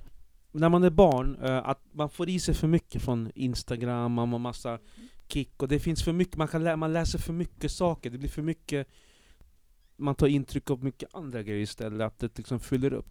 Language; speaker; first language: Swedish; native; Swedish